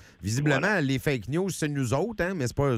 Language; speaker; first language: French; native; French